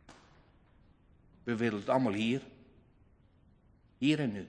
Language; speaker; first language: Dutch; native; Dutch